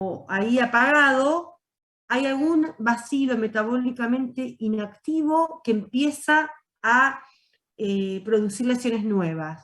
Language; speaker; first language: Spanish; native; Spanish